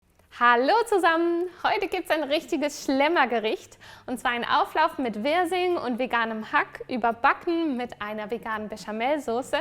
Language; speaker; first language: German; native; German